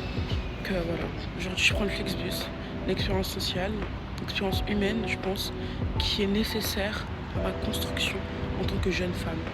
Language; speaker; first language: French; native; French